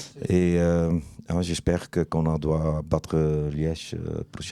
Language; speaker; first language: French; non-native, learner; Dutch